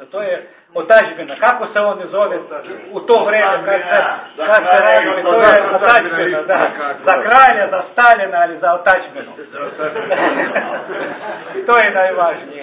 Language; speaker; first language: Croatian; non-native, learner; Russian